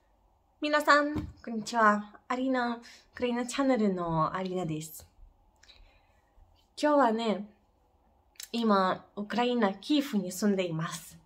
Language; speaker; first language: Japanese; non-native, fluent; Ukrainian